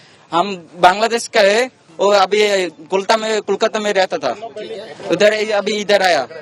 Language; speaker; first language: Hindi; non-native, learner; Bangla